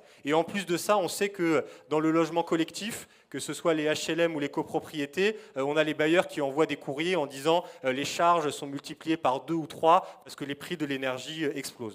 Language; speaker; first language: French; native; French